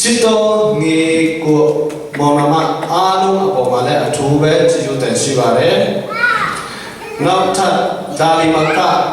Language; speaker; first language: Burmese; non-native, local second language; Tedim Chin